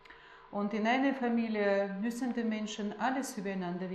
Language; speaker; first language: German; non-native, fluent; Russian